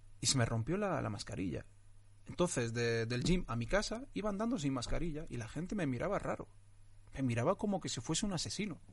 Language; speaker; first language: Spanish; early bilingual, other home language; Arabic